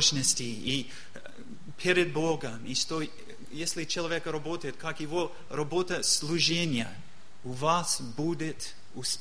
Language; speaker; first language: Russian; non-native, learner; English